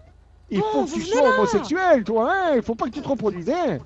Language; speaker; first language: French; native; French